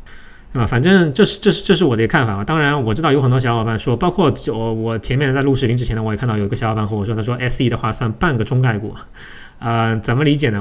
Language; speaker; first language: Chinese; native; Chinese